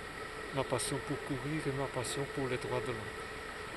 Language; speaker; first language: French; non-native, local second language; Dutch